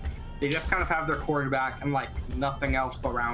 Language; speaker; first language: English; native; English